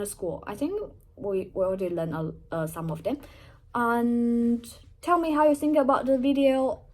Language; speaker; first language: English; non-native, fluent; Chinese